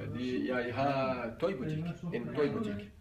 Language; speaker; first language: Danish; non-native, learner; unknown